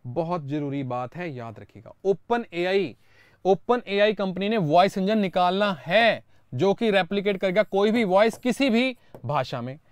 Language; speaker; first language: Hindi; non-native, local second language; Punjabi